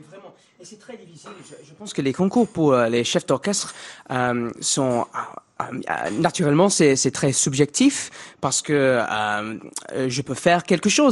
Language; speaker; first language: French; non-native, fluent; English